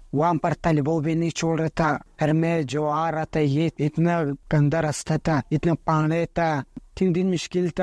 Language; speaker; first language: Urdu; early bilingual, heritage; Pashto